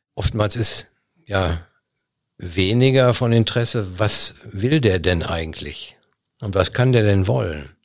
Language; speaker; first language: German; native; German